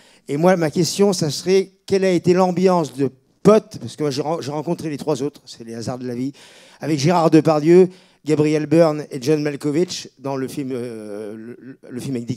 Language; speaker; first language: French; native; French